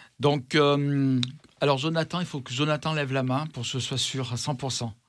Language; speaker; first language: French; native; French